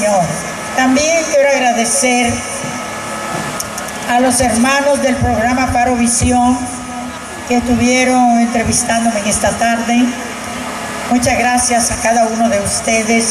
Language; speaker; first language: Spanish; native; Spanish